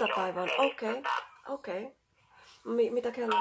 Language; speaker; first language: Finnish; non-native, learner; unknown